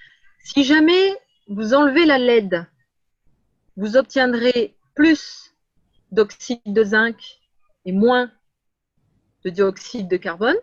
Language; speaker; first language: French; native; French